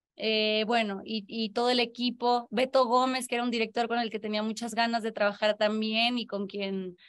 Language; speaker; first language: Spanish; native; Spanish